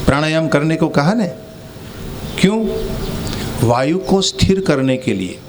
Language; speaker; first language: Hindi; non-native, local second language; Gujarati